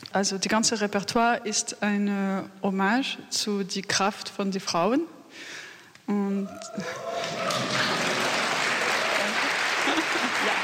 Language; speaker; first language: German; non-native, learner; French